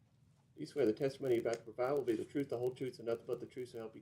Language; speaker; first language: English; native; English